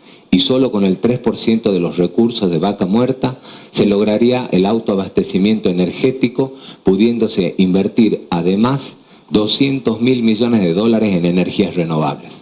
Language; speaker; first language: Spanish; native; Spanish